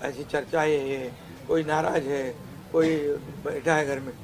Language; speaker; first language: Hindi; non-native, local second language; Marathi